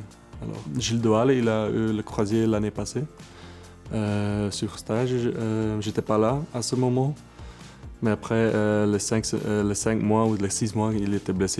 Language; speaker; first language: French; non-native, local second language; Dutch